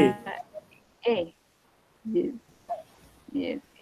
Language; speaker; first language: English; non-native, learner; Spanish